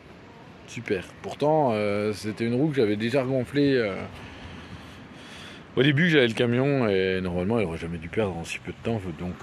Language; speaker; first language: French; native; French